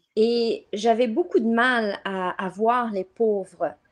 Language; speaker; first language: French; non-native, local second language; Arabic